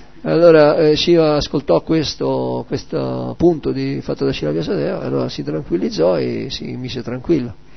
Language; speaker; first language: Italian; native; Italian